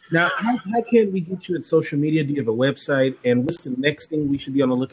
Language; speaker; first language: English; native; English